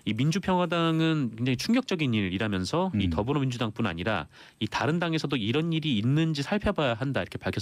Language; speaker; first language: Korean; native; Korean